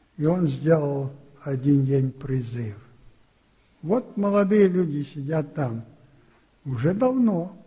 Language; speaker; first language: Russian; early bilingual, heritage; Russian